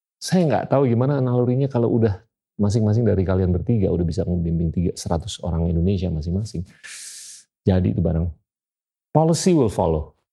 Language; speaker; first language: Indonesian; native; Indonesian